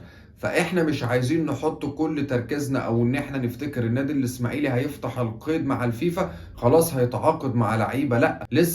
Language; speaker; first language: Arabic; native; Arabic